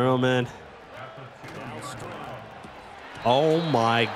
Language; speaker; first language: English; native; English